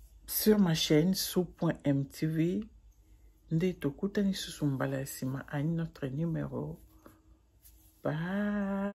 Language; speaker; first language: French; non-native, local second language; Lingala